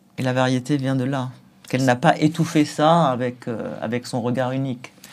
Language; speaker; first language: French; native; French